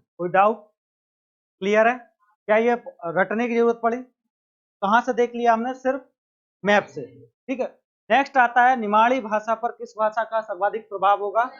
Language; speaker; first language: Hindi; native; Hindi